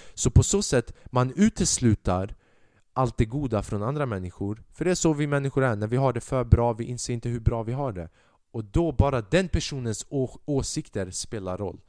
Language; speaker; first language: Swedish; early bilingual, other home language; Albanian